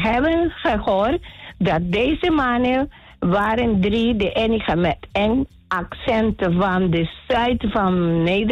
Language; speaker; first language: Dutch; non-native, learner; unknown